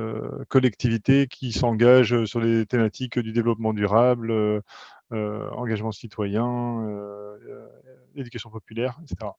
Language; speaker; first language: French; native; French